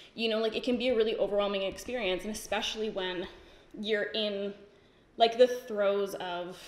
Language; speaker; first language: English; native; English